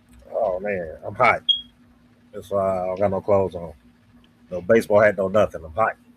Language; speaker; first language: English; native; English